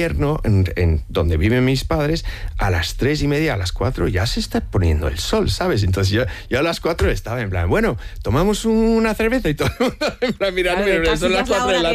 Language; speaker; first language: Spanish; non-native, fluent; English